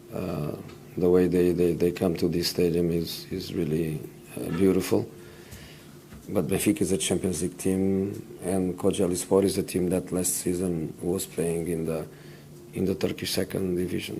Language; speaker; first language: English; non-native, fluent; Portuguese